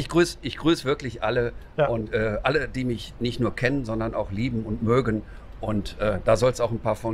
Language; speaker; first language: German; native; German